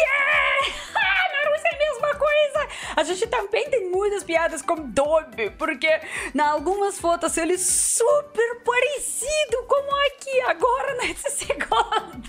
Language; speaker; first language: Portuguese; non-native, learner; Russian